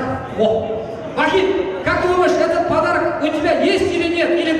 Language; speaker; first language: Russian; non-native, local second language; Uyghur